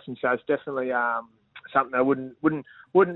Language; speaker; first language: English; native; English